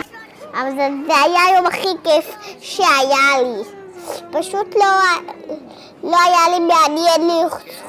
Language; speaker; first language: Hebrew; early bilingual, other home language; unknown